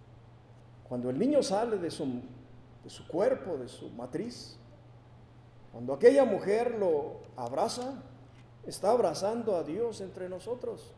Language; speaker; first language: Spanish; native; Spanish